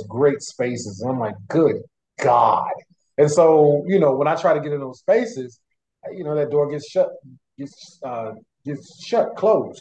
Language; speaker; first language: English; native; English